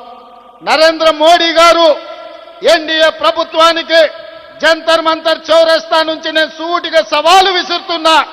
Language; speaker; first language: Telugu; native; Telugu